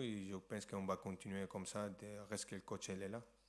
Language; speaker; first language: French; non-native, fluent; Spanish